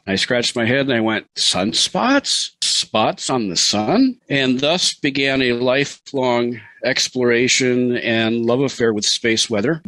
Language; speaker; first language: English; native; English